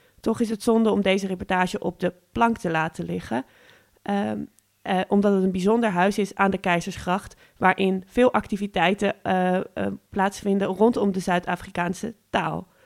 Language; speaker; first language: Dutch; native; Dutch